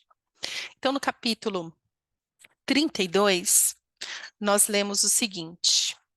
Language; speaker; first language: Portuguese; native; Portuguese